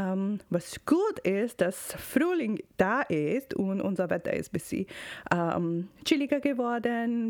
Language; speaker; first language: German; non-native, fluent; Urdu